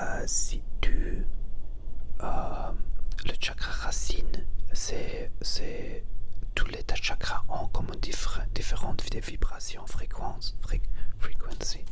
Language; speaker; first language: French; non-native, learner; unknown